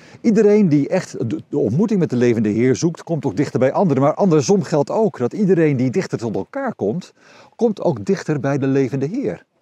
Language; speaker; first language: Dutch; native; Dutch